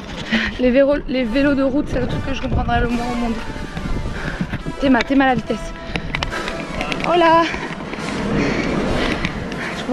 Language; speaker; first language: French; native; French